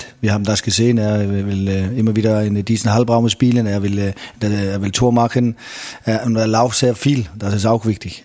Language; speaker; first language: German; non-native, fluent; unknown